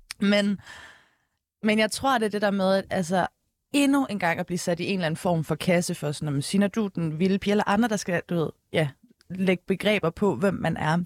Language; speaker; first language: Danish; native; Danish